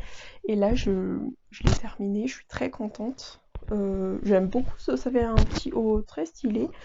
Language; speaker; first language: French; native; French